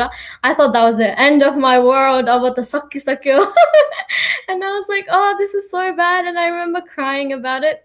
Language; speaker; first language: English; early bilingual, other home language; Nepali